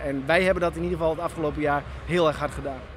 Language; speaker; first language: Dutch; native; Dutch